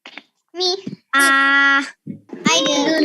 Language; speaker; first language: English; non-native, learner; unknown